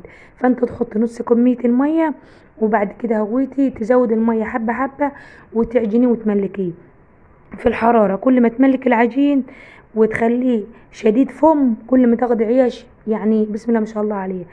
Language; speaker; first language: Arabic; native; Arabic